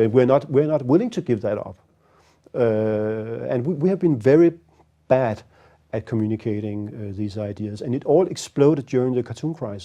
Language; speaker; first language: English; non-native, fluent; Danish